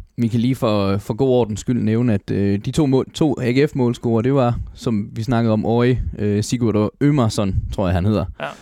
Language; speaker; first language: Danish; native; Danish